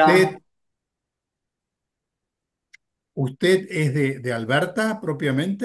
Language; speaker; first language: Spanish; native; Spanish